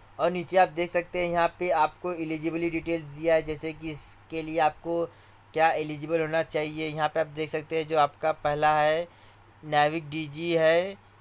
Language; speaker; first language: Hindi; native; Hindi